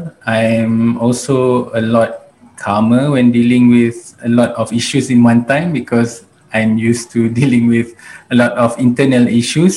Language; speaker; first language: English; non-native, local second language; Malay